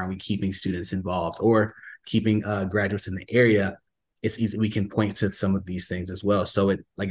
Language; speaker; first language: English; native; English